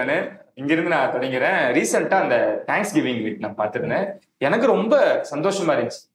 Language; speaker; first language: Tamil; native; Tamil